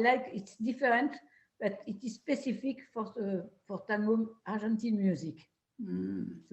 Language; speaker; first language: English; non-native, learner; French